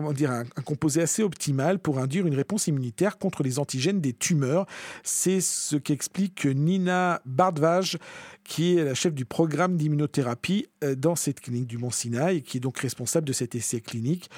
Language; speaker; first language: French; native; French